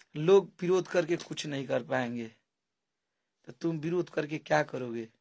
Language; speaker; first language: Hindi; native; Hindi